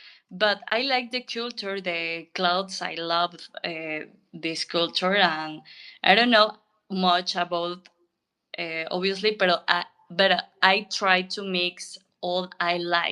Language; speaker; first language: English; non-native, learner; Spanish